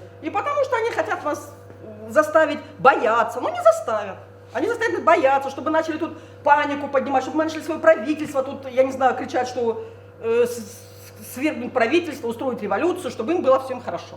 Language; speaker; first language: Russian; native; Russian